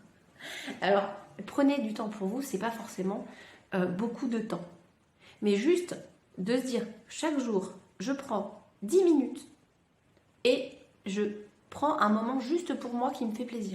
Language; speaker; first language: French; native; French